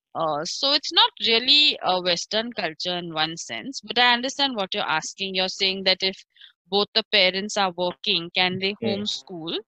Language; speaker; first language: English; non-native, local second language; Marathi